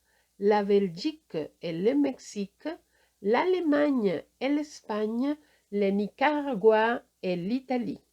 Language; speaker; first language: French; non-native, fluent; Spanish